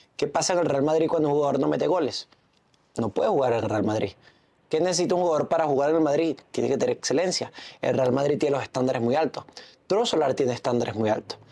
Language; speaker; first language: Spanish; native; Spanish